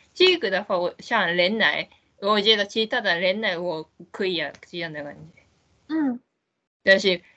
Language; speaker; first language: Chinese; non-native, learner; Japanese